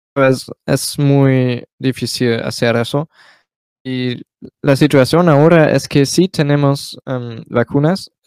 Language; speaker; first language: Spanish; non-native, learner; German